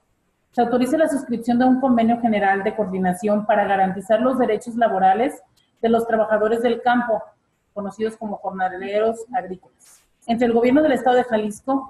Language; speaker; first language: Spanish; native; Spanish